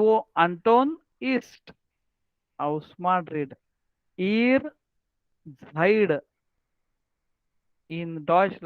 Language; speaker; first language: German; non-native, learner; Marathi